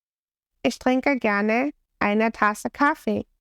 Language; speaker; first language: German; non-native, fluent; English